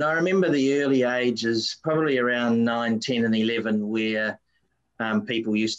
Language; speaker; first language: English; native; English